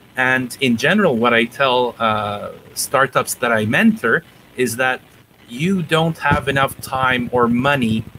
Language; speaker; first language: English; non-native, fluent; Turkish